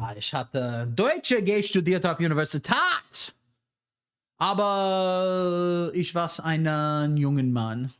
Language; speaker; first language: German; non-native, learner; English